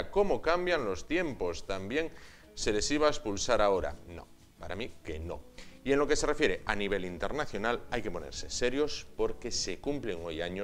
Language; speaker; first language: Spanish; native; Spanish